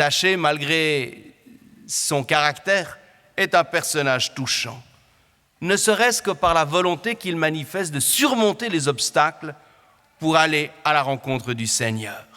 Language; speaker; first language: French; native; French